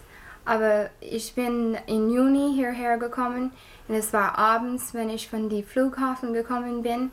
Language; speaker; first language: German; non-native, learner; English